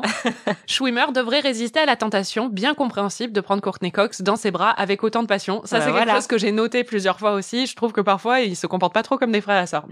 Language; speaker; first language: French; native; French